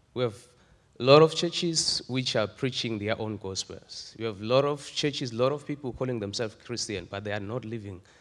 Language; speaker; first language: English; non-native, local second language; Swati